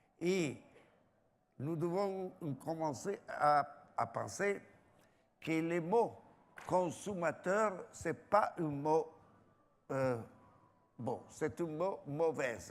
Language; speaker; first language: French; non-native, fluent; Italian